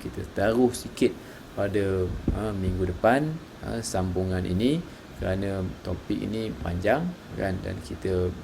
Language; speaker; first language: Malay; native; Malay